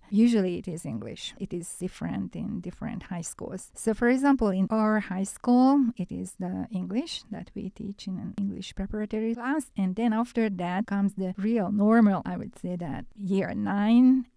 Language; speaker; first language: English; non-native, fluent; Hungarian